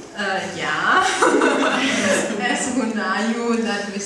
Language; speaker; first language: Latvian; non-native, learner; German